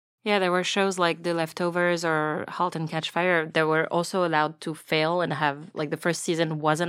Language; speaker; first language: English; non-native, fluent; French